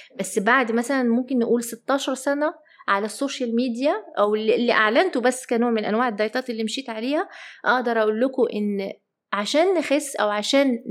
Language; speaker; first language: Arabic; early bilingual, heritage; Arabic